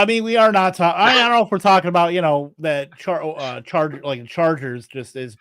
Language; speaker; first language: English; native; English